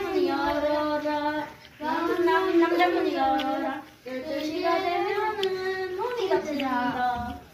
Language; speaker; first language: Korean; early bilingual, other home language; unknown